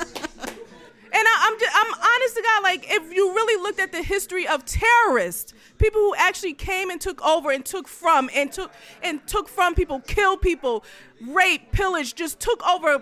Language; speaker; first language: English; native; English